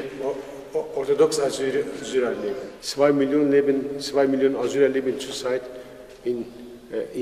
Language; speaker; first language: German; non-native, fluent; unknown